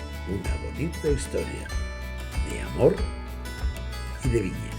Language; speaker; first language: Spanish; native; Spanish